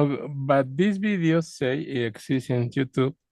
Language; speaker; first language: English; non-native, learner; Spanish